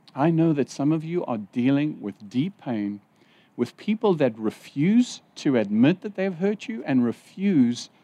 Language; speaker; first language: English; native; English